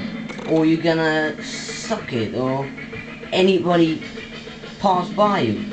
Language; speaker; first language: English; non-native, fluent; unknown